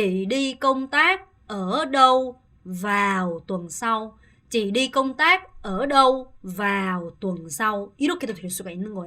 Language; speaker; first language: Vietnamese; non-native, fluent; Korean